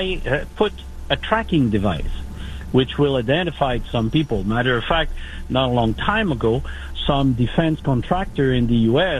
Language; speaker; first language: English; non-native, local second language; French